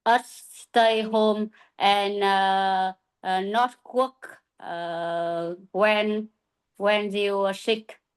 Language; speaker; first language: English; non-native, learner; Vietnamese